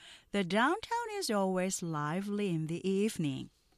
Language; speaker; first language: English; non-native, fluent; Korean